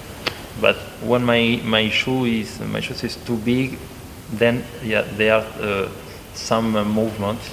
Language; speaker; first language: English; non-native, learner; Spanish